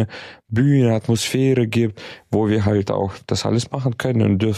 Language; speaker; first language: German; native; German